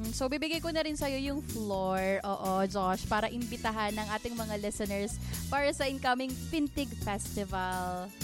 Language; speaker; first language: Filipino; native; Filipino